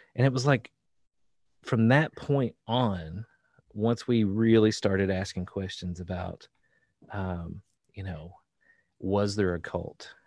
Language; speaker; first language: English; native; English